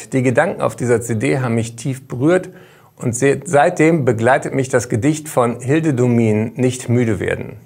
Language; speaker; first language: German; native; German